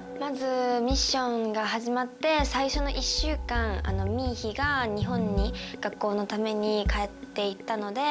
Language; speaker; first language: Japanese; native; Japanese